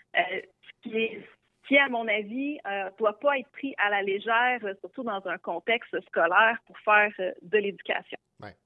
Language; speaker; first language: French; native; French